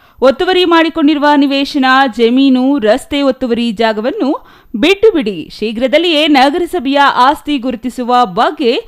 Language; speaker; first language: Kannada; native; Kannada